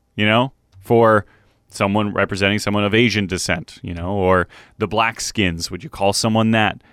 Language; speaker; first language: English; native; English